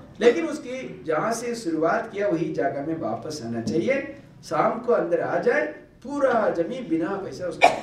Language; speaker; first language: Hindi; non-native, local second language; Bangla